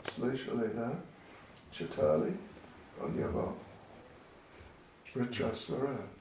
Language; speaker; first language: Russian; non-native, learner; English